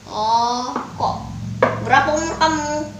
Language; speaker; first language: Indonesian; native; Indonesian